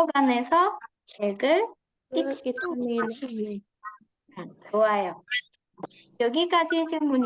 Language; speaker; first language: Korean; non-native, fluent; Indonesian